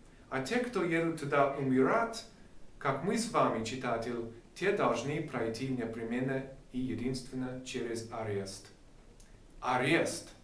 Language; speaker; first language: Russian; non-native, fluent; English